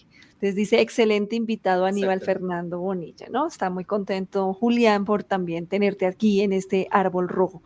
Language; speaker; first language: Spanish; native; Spanish